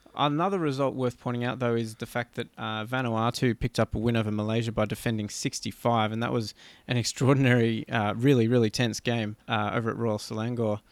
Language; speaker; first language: English; native; English